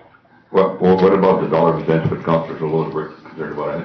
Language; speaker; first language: English; native; English